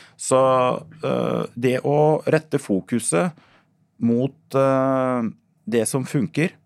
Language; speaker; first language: Norwegian; early bilingual, other home language; Arabic